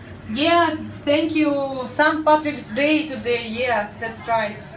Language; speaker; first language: English; non-native, learner; Russian